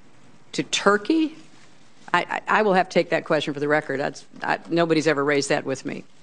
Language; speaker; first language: English; native; English